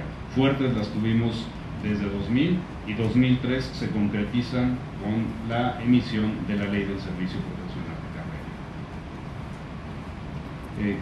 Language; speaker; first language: Spanish; native; Spanish